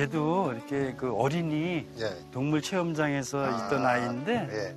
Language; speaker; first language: Korean; native; Korean